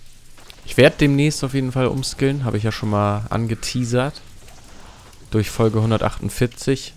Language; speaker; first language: German; native; German